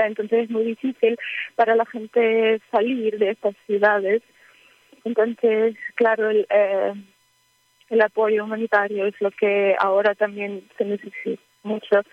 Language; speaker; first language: Spanish; early bilingual, heritage; Ukrainian